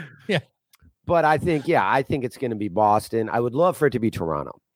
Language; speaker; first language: English; native; English